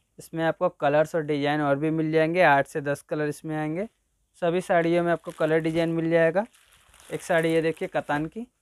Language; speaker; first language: Hindi; native; Hindi